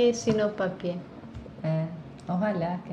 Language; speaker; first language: French; non-native, learner; Albanian